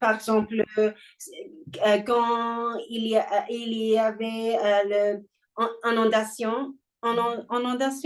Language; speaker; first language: French; non-native, learner; English